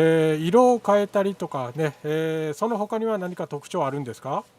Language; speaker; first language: Japanese; native; Japanese